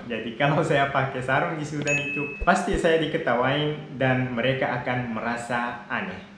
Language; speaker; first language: Indonesian; non-native, fluent; Arabic